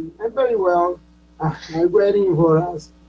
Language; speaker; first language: English; non-native, learner; Spanish